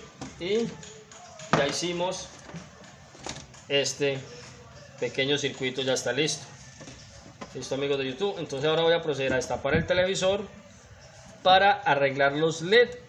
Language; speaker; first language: Spanish; native; Spanish